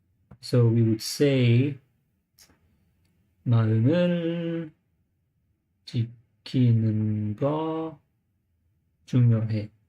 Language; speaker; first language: Korean; non-native, learner; English